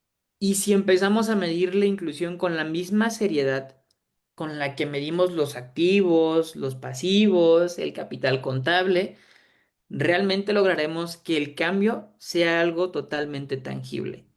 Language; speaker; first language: Spanish; native; Spanish